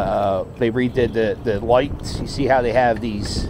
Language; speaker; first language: English; native; English